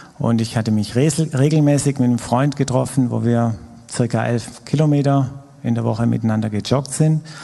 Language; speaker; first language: German; native; German